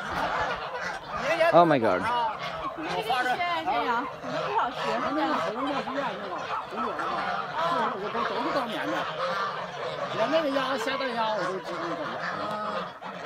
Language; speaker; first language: Nepali; native; Nepali